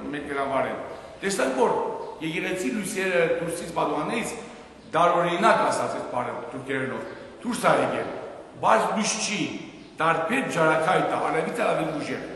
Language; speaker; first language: Armenian; early bilingual, heritage; Armenian